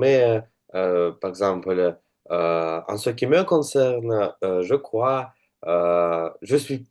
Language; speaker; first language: French; non-native, learner; Russian